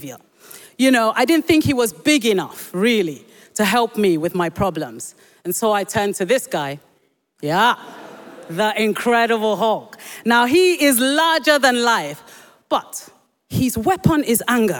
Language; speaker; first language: English; non-native, local second language; Yoruba